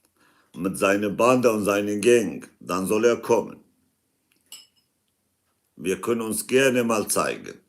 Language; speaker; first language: German; non-native, fluent; Kurdish